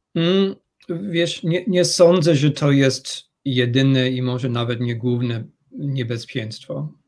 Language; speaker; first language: Polish; non-native, fluent; English